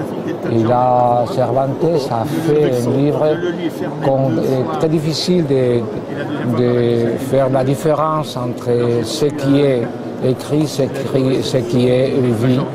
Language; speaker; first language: French; non-native, fluent; Spanish